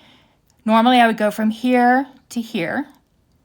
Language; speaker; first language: English; native; English